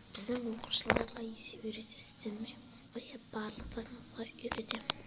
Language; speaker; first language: Kazakh; native; Kazakh